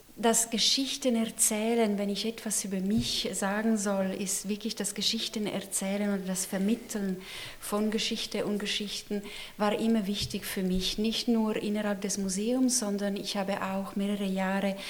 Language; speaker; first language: German; non-native, local second language; Italian